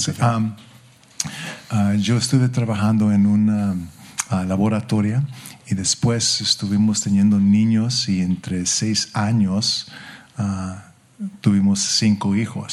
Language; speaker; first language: Spanish; early bilingual, heritage; English